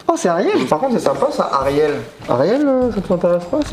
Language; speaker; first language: French; native; French